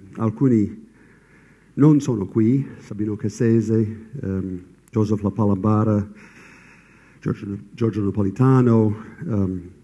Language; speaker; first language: Italian; non-native, fluent; English